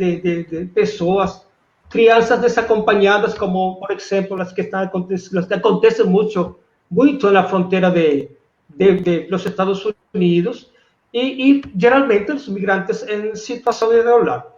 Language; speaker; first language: Portuguese; non-native, fluent; Spanish